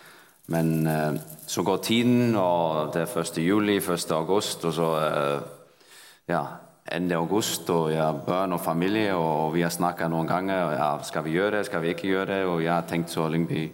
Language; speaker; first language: Danish; non-native, fluent; Icelandic